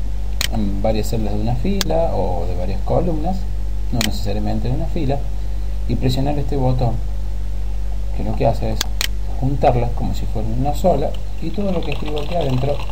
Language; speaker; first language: Spanish; native; Spanish